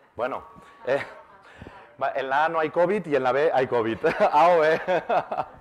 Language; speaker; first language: Spanish; native; Spanish